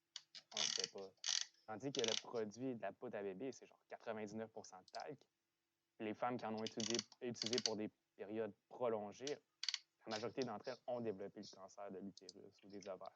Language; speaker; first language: French; native; French